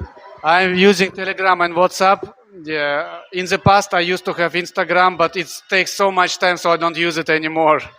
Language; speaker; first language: English; non-native, fluent; Russian